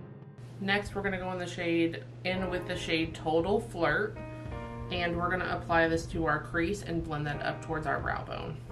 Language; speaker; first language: English; native; English